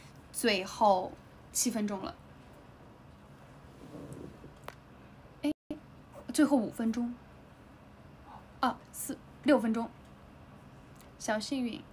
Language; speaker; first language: Chinese; native; Chinese